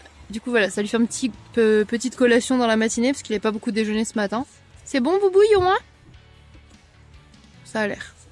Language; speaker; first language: French; native; French